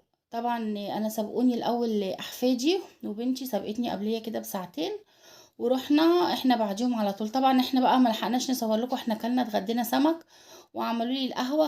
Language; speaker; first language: Arabic; native; Arabic